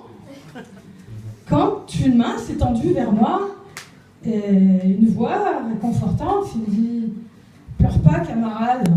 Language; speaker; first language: French; native; French